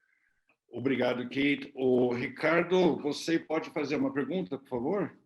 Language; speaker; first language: Portuguese; non-native, fluent; English